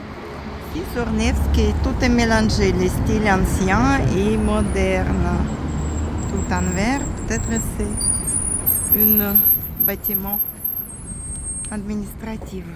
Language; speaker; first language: French; non-native, fluent; Russian